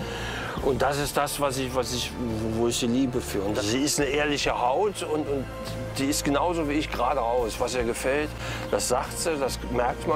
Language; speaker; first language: German; native; German